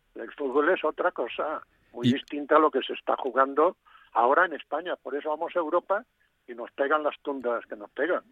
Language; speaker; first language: Spanish; non-native, local second language; Galician